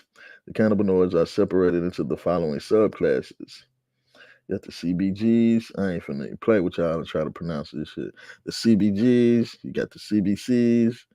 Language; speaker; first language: English; native; English